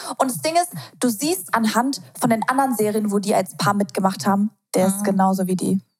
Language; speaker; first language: German; native; German